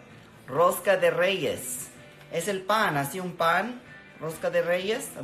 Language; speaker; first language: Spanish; non-native, learner; English